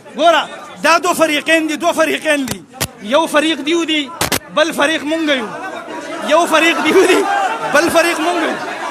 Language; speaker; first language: Pashto; native; Pashto